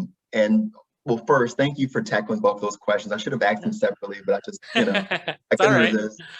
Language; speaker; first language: English; native; English